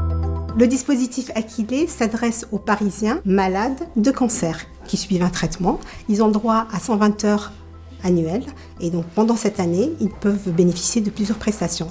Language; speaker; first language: French; native; French